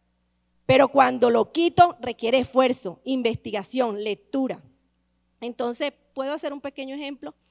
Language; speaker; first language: Spanish; native; Spanish